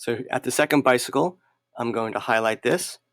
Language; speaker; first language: English; native; English